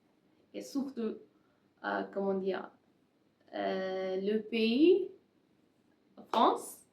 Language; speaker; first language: French; non-native, learner; Persian